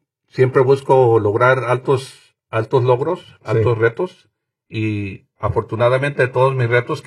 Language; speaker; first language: Spanish; native; Spanish